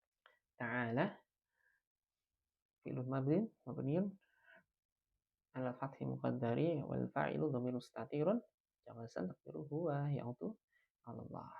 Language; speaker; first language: Arabic; non-native, fluent; Indonesian